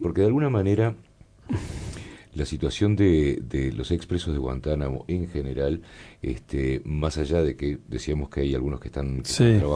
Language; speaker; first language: Spanish; native; Spanish